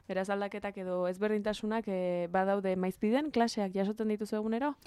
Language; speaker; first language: Basque; native; Basque